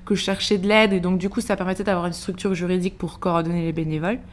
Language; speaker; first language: French; native; French